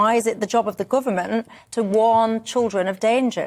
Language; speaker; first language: English; native; English